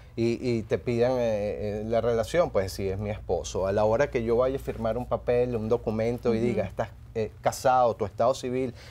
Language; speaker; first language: Spanish; native; Spanish